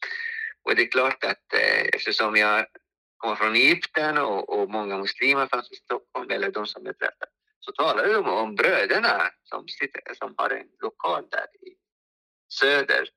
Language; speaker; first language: Swedish; non-native, fluent; Arabic